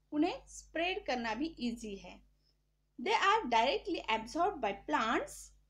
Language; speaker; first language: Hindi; non-native, local second language; Marathi